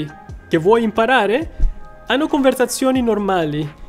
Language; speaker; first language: Italian; non-native, fluent; Spanish